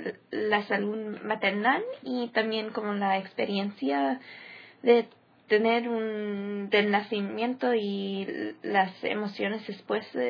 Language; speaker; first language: Spanish; early bilingual, heritage; English